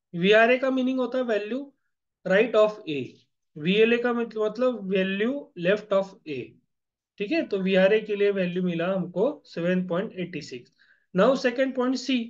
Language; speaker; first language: Hindi; non-native, local second language; Marathi